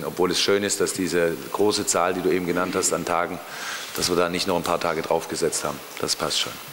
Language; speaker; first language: German; native; German